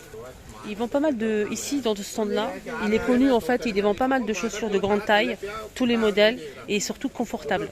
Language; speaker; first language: French; native; French